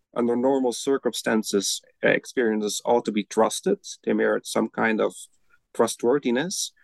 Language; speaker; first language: English; non-native, fluent; Dutch